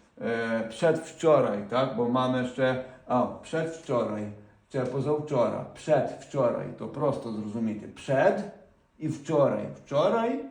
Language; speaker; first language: Polish; non-native, fluent; Ukrainian